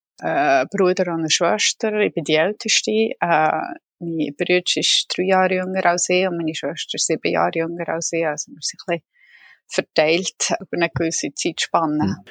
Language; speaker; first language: German; native; German